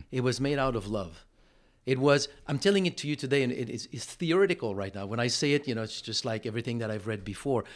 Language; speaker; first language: English; non-native, fluent; French